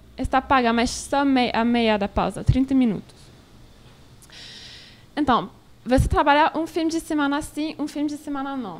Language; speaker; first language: Portuguese; non-native, learner; French